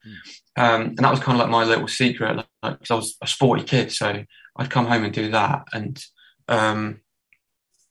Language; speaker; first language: English; native; English